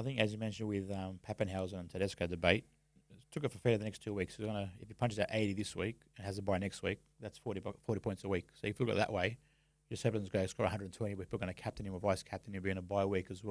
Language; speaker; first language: English; native; English